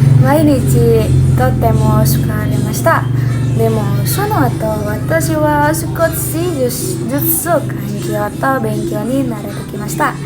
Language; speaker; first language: Japanese; non-native, learner; Indonesian